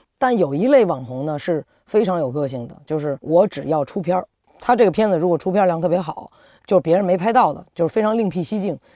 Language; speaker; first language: Chinese; native; Chinese